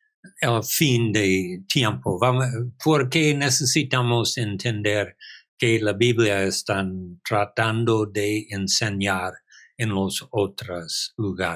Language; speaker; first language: Spanish; non-native, fluent; English